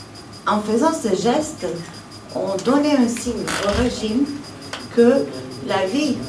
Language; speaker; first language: French; non-native, fluent; Romanian